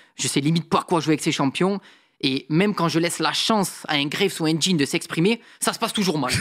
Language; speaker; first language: French; native; French